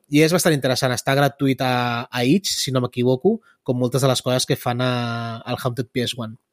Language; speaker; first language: Catalan; early bilingual, other home language; Spanish